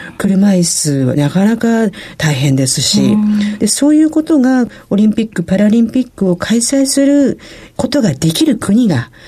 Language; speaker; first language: Japanese; native; Japanese